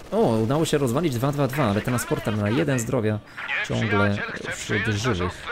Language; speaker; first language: Polish; native; Polish